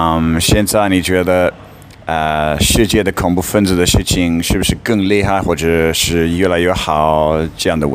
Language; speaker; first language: Chinese; non-native, fluent; English